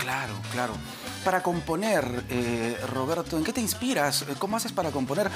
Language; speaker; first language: Spanish; native; Spanish